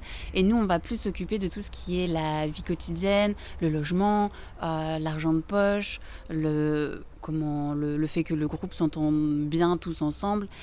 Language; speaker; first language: French; native; French